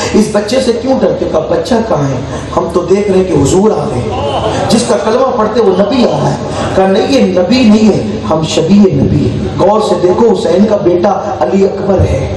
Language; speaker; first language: Urdu; native; Urdu